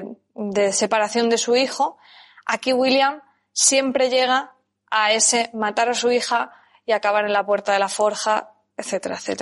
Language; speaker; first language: Spanish; native; Spanish